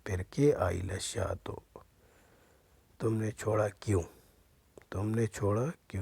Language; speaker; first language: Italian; non-native, learner; Urdu